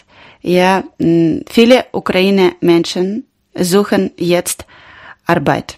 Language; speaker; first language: German; non-native, learner; Ukrainian